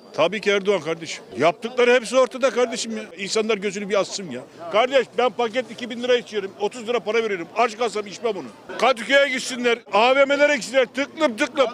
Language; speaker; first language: Turkish; native; Turkish